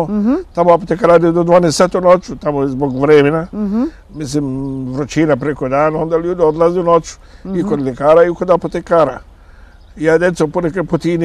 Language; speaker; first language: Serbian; non-native, fluent; Arabic